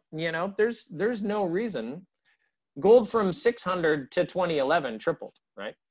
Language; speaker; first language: English; native; English